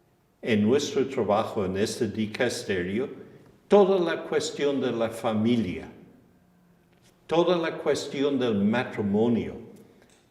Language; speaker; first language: Spanish; non-native, fluent; English